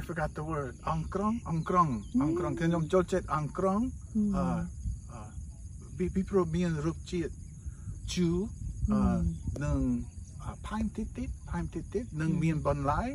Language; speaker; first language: Khmer; non-native, learner; English